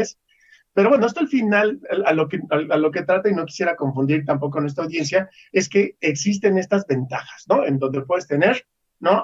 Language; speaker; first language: Spanish; native; Spanish